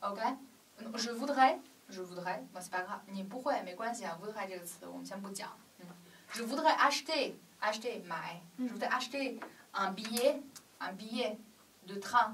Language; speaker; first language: French; non-native, learner; Chinese